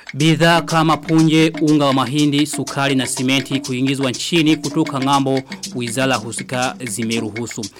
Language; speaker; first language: Swahili; non-native, local second language; Rundi